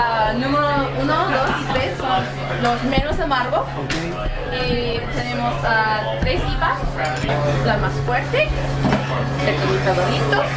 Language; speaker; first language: Spanish; non-native, learner; English